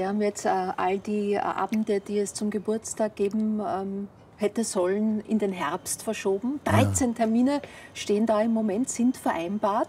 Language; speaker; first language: German; native; German